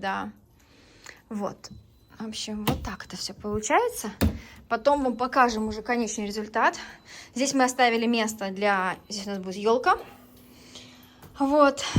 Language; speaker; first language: Russian; native; Russian